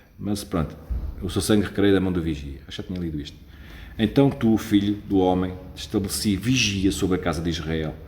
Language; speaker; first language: Portuguese; native; Portuguese